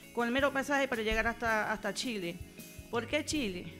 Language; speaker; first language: Spanish; native; Spanish